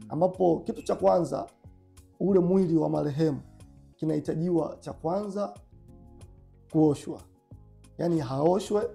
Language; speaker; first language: Swahili; native; Swahili